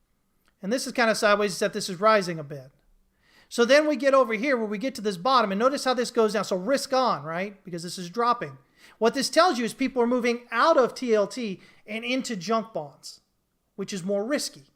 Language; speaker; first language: English; native; English